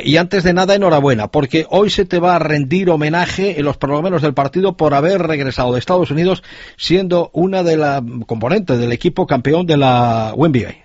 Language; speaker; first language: Spanish; native; Spanish